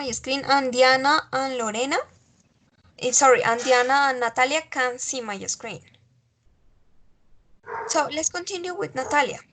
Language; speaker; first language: English; non-native, fluent; Spanish